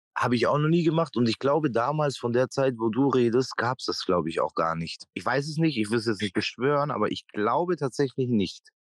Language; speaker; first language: German; native; German